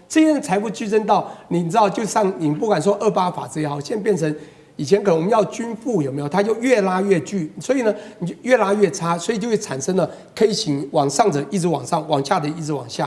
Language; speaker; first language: Chinese; native; Chinese